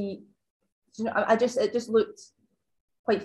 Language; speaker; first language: English; native; English